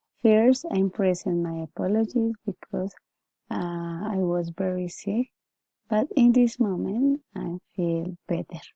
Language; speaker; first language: English; non-native, learner; Spanish